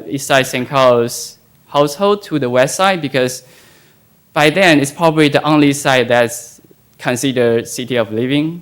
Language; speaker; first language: English; non-native, fluent; Chinese